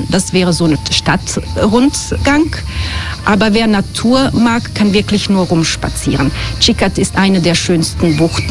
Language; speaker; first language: German; non-native, fluent; Croatian